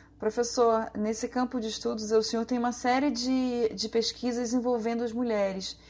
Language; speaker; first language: Portuguese; native; Portuguese